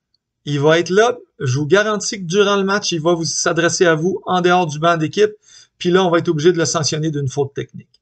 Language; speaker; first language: French; native; French